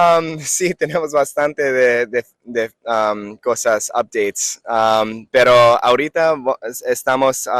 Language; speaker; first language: Spanish; non-native, learner; English